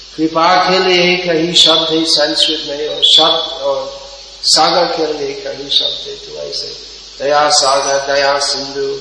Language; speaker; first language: Hindi; non-native, fluent; English